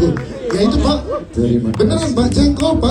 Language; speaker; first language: Indonesian; native; Indonesian